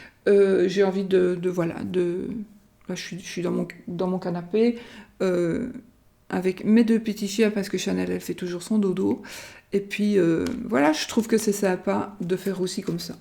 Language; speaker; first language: French; native; French